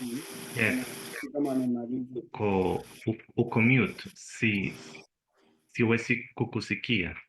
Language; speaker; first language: Swahili; non-native, learner; Spanish